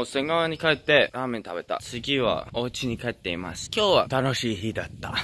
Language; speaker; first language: Japanese; early bilingual, heritage; English